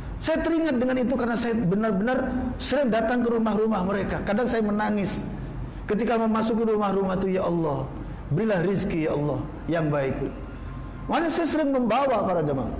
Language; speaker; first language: Malay; non-native, local second language; Javanese